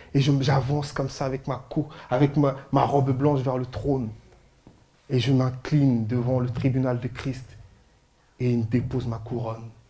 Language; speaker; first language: French; early bilingual, other home language; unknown